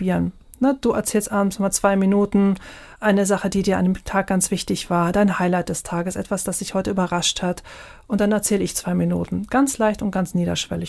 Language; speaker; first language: German; native; German